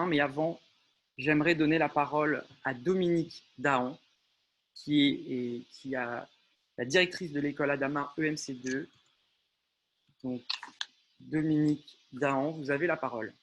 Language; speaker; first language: French; native; French